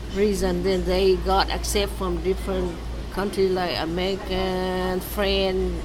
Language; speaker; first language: English; non-native, learner; Vietnamese